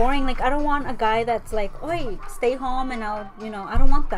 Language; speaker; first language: English; native; English